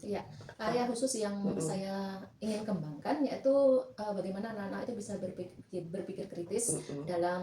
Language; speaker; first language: Indonesian; native; Indonesian